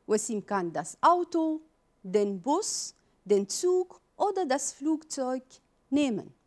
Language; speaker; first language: German; non-native, fluent; Arabic